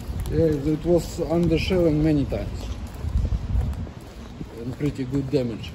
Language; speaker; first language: English; non-native, fluent; Russian